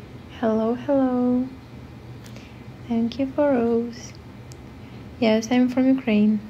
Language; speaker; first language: English; non-native, learner; Ukrainian